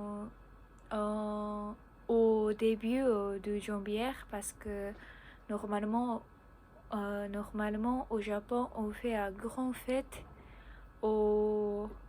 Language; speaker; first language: French; non-native, learner; Japanese